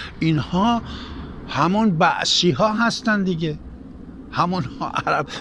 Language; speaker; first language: Persian; native; Persian